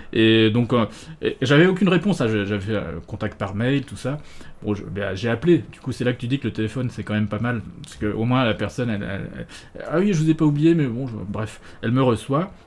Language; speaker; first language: French; native; French